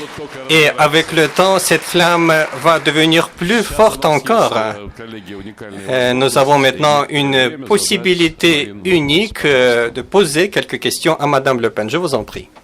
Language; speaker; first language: French; non-native, fluent; Russian